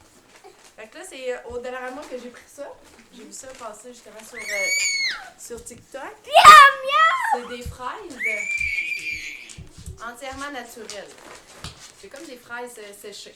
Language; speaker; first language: French; native; French